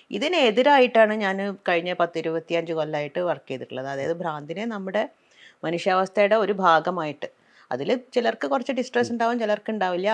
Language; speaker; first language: Malayalam; native; Malayalam